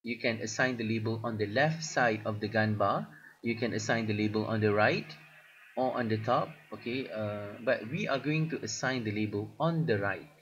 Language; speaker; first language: English; non-native, local second language; Malay